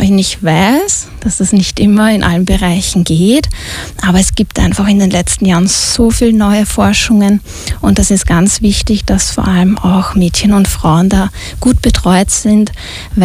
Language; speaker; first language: German; native; German